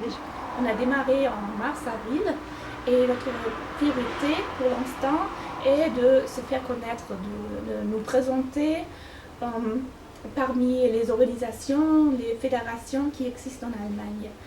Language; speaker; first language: French; non-native, fluent; German